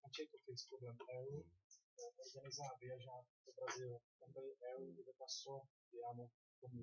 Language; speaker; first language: Portuguese; non-native, learner; Czech